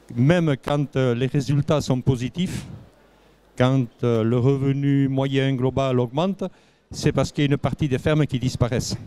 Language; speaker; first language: French; native; French